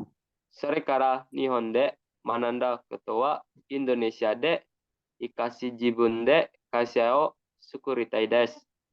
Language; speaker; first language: Japanese; non-native, learner; Indonesian